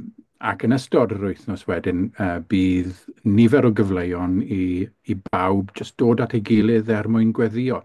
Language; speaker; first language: Welsh; native; Welsh